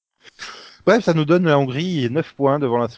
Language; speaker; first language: French; native; French